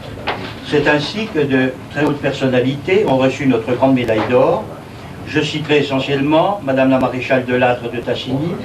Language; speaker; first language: French; native; French